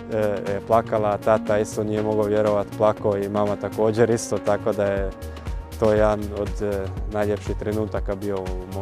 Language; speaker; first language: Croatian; early bilingual, heritage; Croatian